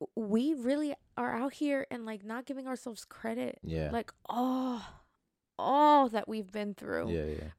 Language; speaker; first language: English; early bilingual, other home language; Spanish